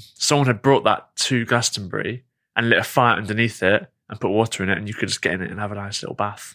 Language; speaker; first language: English; native; English